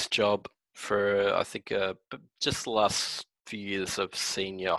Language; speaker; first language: English; native; English